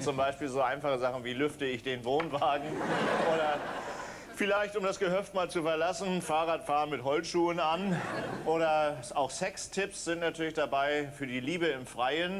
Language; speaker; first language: German; native; German